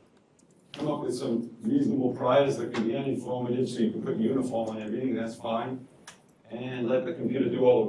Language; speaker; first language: English; native; English